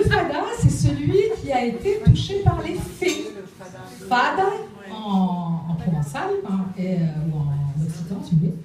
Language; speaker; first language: French; native; French